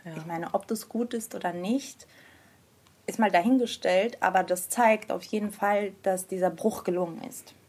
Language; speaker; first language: German; early bilingual, other home language; Armenian